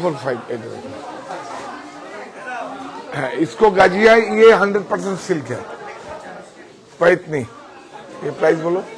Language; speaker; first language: Hindi; non-native, local second language; Bangla